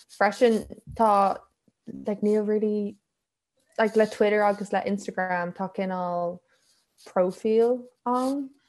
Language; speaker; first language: Irish; non-native, local second language; English